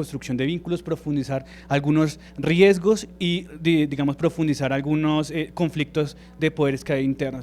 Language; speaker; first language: Spanish; native; Spanish